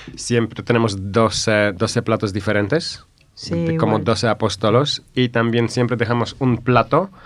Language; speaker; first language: Spanish; non-native, fluent; Polish